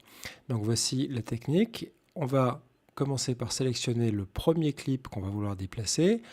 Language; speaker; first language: French; native; French